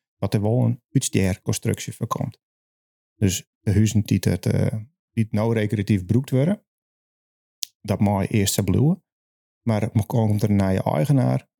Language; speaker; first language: Dutch; non-native, local second language; Western Frisian